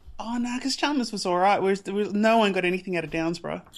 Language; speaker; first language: English; native; English